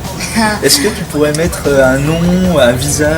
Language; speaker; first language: French; native; French